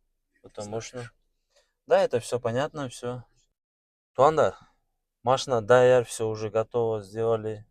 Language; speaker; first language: Russian; non-native, learner; Kyrgyz